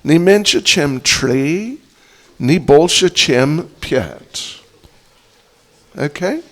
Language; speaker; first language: Russian; non-native, learner; English